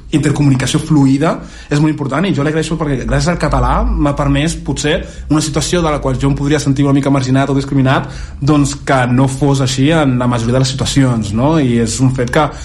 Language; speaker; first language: Catalan; early bilingual, other home language; Lingala